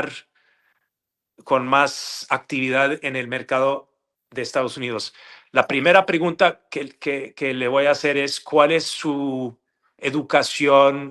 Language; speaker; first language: Spanish; non-native, fluent; English